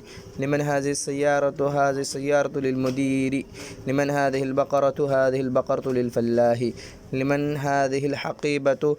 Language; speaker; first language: Arabic; non-native, fluent; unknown